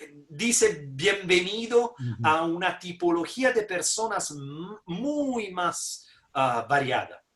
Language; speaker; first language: Spanish; non-native, fluent; Italian